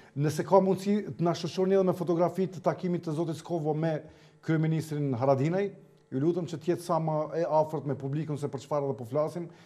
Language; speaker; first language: Albanian; native; Albanian